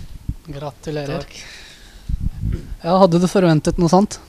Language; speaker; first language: Norwegian; early bilingual, other home language; Urdu